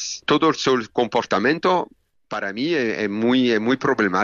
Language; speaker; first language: Spanish; non-native, fluent; French